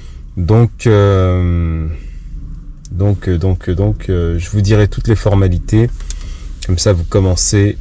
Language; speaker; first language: French; native; French